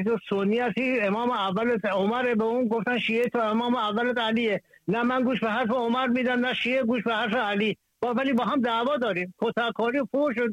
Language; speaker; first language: Persian; native; Persian